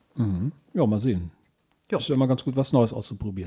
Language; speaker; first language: German; native; German